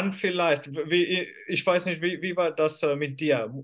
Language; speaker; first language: German; non-native, fluent; Finnish